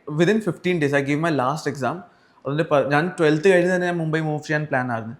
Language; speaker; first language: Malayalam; early bilingual, heritage; Malayalam